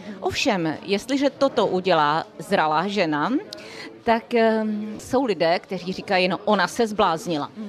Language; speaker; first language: Czech; native; Czech